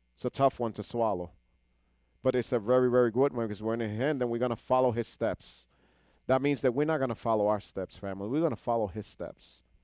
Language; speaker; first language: English; non-native, fluent; Hebrew